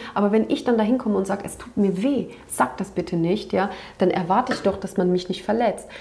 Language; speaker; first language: German; early bilingual, other home language; Turkish